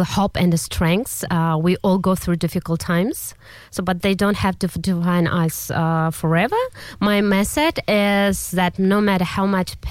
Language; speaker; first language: English; non-native, learner; Kazakh